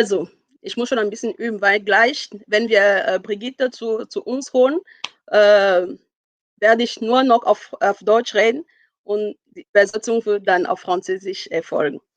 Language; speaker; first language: German; non-native, fluent; French